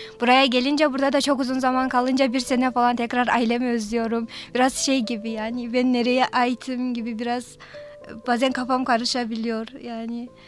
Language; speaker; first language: Turkish; non-native, fluent; Kyrgyz